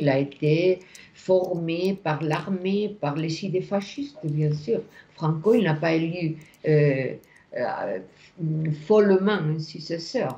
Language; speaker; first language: French; non-native, fluent; Spanish